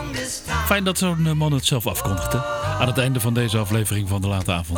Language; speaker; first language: Dutch; native; Dutch